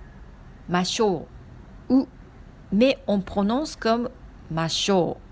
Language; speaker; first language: French; non-native, fluent; Japanese